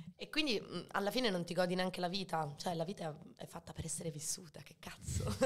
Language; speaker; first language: Italian; early bilingual, other home language; Arabic